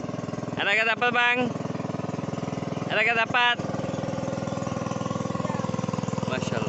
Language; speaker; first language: Indonesian; non-native, fluent; Bangla